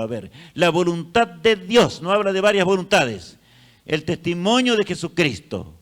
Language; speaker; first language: Spanish; native; Spanish